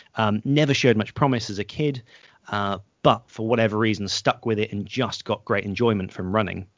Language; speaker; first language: English; native; English